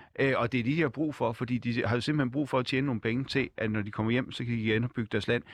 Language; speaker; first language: Danish; native; Danish